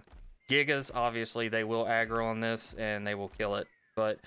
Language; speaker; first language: English; native; English